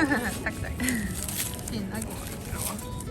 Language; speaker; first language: Swedish; non-native, learner; Japanese